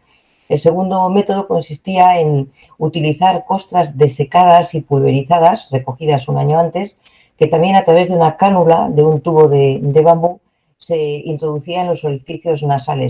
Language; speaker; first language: Spanish; native; Spanish